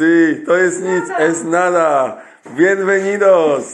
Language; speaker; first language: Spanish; non-native, fluent; Polish